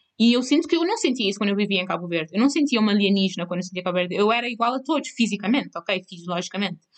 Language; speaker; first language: Portuguese; non-native, local second language; Kabuverdianu